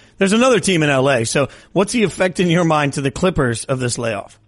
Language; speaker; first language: English; native; English